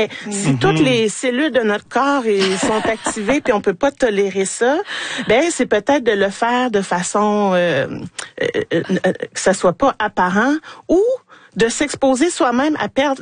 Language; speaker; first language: French; native; French